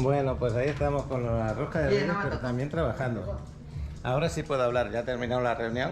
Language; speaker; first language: Spanish; native; Spanish